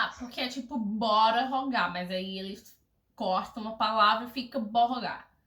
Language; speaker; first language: Portuguese; non-native, fluent; English